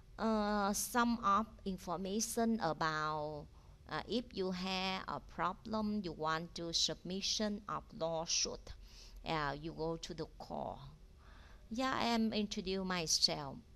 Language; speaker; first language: English; non-native, learner; Vietnamese